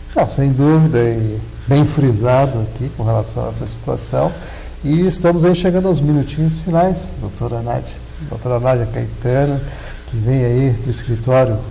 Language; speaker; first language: Portuguese; native; Portuguese